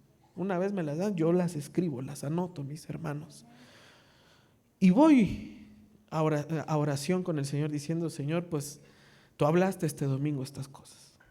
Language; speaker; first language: Spanish; native; Spanish